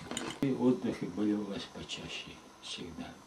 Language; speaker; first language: Russian; non-native, local second language; Uyghur